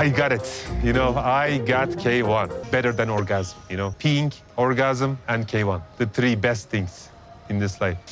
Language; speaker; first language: English; non-native, fluent; Turkish